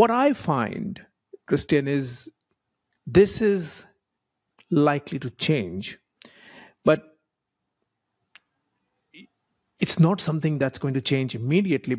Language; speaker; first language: English; non-native, local second language; Hindi